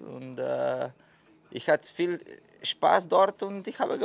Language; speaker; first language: German; non-native, fluent; Slovenian